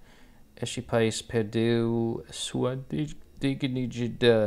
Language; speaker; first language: Portuguese; non-native, learner; English